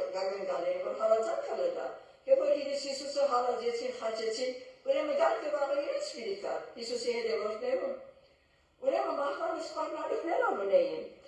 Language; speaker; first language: Armenian; early bilingual, heritage; Armenian